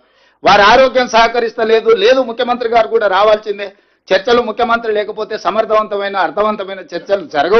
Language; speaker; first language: Telugu; native; Telugu